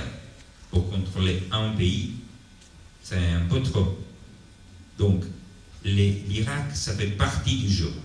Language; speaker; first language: French; non-native, fluent; Italian